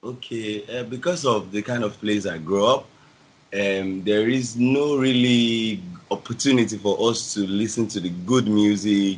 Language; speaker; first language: English; non-native, local second language; Yoruba